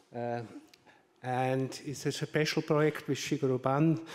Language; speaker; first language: English; non-native, learner; German